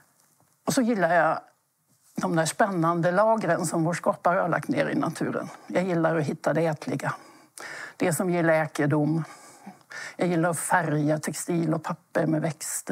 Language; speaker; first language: Swedish; native; Swedish